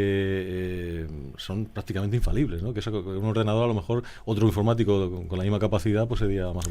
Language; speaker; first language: Spanish; native; Spanish